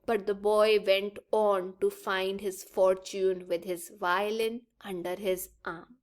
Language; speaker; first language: English; non-native, local second language; Punjabi